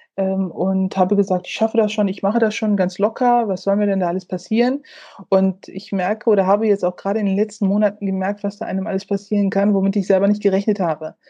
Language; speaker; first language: German; early bilingual, other home language; Turkish